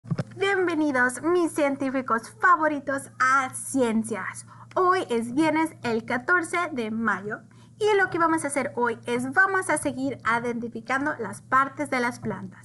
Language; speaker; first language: Spanish; early bilingual, heritage; English